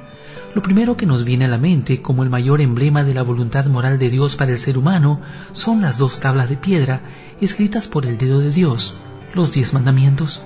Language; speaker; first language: Spanish; native; Spanish